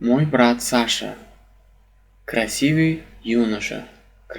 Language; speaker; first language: Russian; non-native, fluent; Turkmen